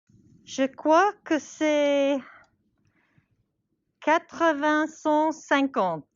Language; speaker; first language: French; non-native, learner; English